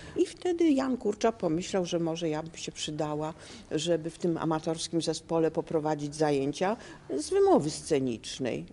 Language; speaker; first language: Polish; native; Polish